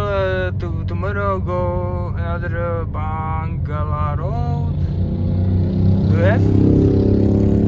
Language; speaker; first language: English; non-native, learner; Czech